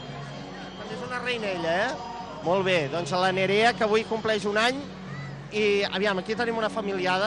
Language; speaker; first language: Catalan; native; Catalan